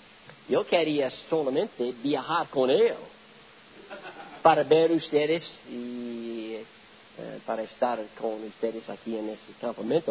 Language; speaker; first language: Spanish; non-native, learner; English